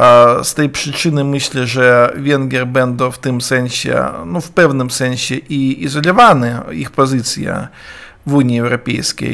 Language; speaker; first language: Polish; non-native, learner; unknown